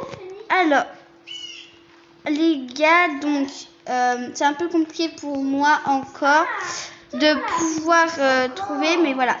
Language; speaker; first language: French; native; French